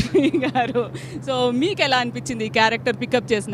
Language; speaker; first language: Telugu; native; Telugu